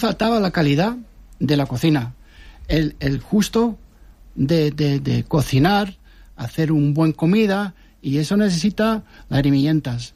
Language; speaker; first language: Spanish; early bilingual, heritage; Dutch